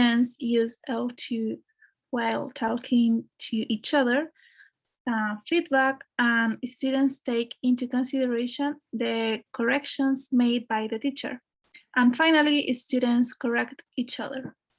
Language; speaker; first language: English; non-native, fluent; Spanish